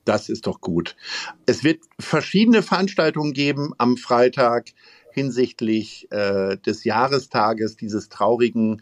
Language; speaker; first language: German; native; German